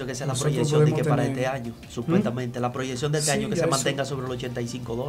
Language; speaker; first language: Spanish; native; Spanish